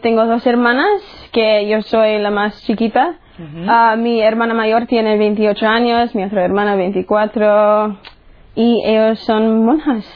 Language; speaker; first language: Spanish; early bilingual, heritage; English